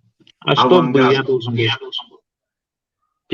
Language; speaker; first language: Russian; non-native, local second language; Tajik